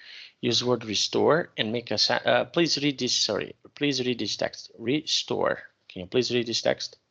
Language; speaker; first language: English; non-native, fluent; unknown